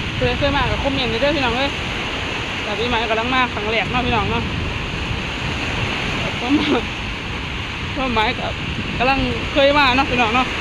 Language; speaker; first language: Thai; non-native, local second language; Lao